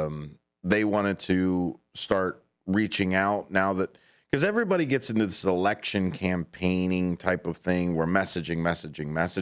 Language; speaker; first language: English; native; English